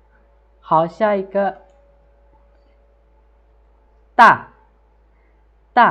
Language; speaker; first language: Chinese; non-native, fluent; Lao